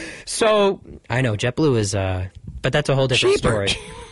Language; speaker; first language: English; native; English